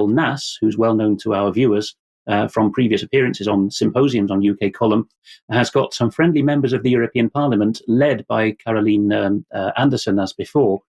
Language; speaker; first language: English; non-native, fluent; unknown